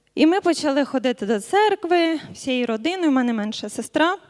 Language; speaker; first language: Ukrainian; native; Ukrainian